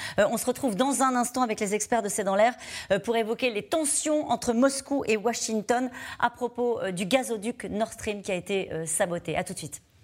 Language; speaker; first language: French; native; French